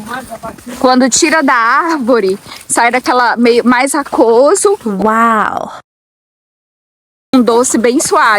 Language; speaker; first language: Portuguese; native; Portuguese